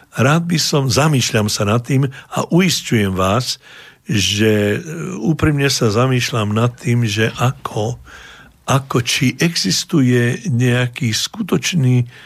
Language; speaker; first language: Slovak; native; Slovak